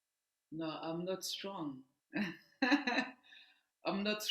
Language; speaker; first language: English; non-native, learner; French